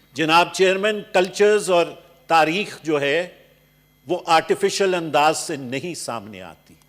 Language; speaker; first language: Urdu; native; Urdu